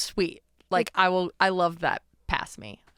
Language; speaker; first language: English; native; English